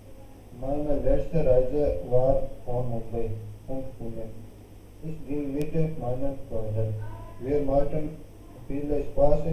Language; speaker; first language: German; non-native, learner; Hindi